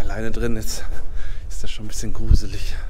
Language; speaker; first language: German; native; German